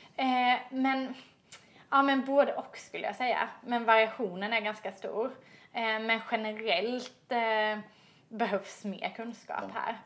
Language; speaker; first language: Swedish; native; Swedish